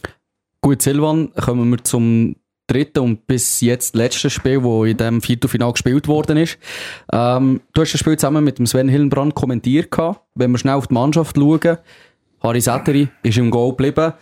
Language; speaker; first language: German; native; German